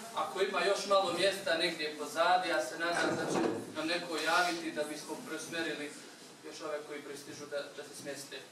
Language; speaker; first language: Bosnian; native; Bosnian